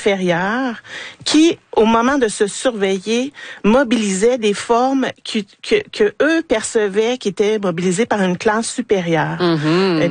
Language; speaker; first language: French; native; French